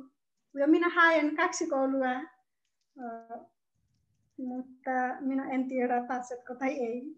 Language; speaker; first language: Finnish; non-native, learner; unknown